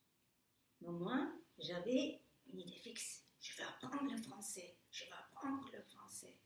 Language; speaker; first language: French; non-native, fluent; Turkish